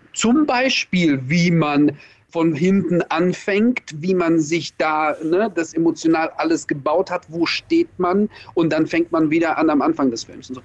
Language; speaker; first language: German; early bilingual, other home language; Russian